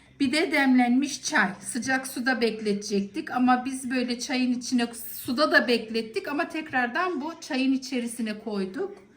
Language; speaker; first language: Turkish; native; Turkish